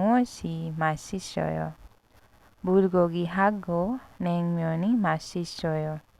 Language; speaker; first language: Korean; non-native, learner; Hindi